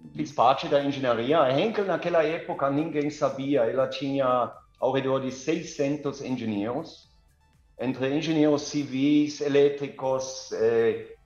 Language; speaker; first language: Portuguese; non-native, fluent; German